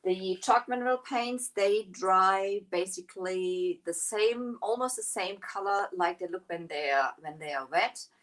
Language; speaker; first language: English; non-native, fluent; German